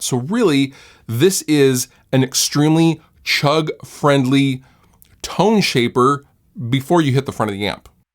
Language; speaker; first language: English; native; English